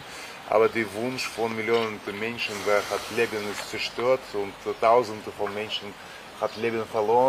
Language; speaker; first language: German; non-native, fluent; Russian